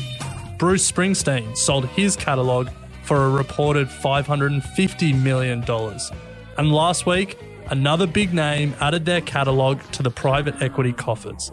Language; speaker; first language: English; native; English